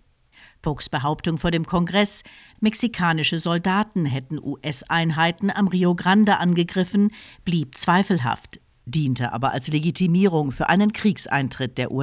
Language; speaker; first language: German; native; German